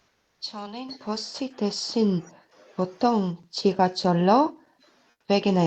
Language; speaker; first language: Korean; non-native, learner; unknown